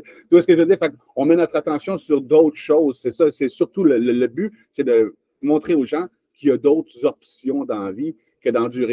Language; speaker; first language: French; native; French